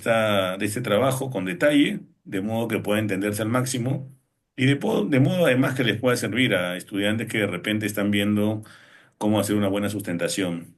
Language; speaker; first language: Spanish; native; Spanish